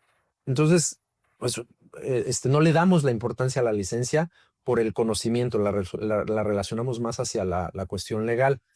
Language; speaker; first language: Spanish; native; Spanish